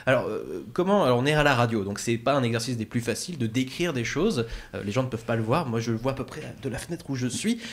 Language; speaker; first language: French; native; French